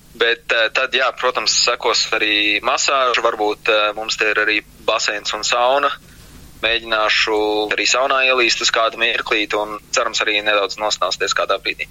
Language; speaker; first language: Latvian; native; Latvian